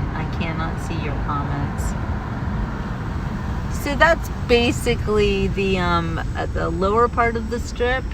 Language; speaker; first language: English; native; English